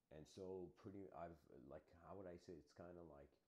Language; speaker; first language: English; native; English